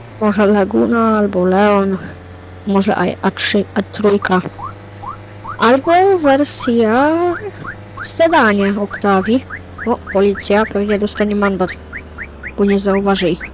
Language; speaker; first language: Polish; native; Polish